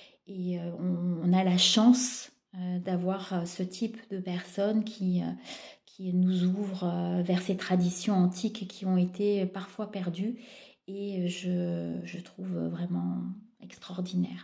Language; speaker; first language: French; native; French